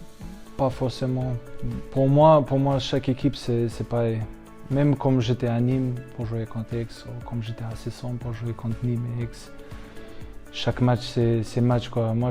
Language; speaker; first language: French; non-native, fluent; Slovenian